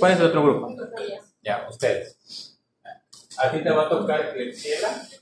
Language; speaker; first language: Spanish; native; Spanish